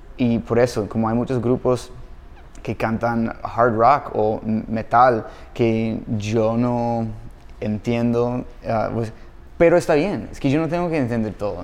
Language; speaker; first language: Spanish; non-native, fluent; English